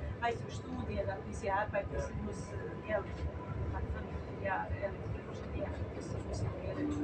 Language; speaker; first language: German; non-native, learner; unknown